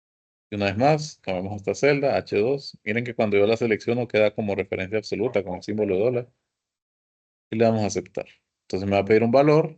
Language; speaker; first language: Spanish; native; Spanish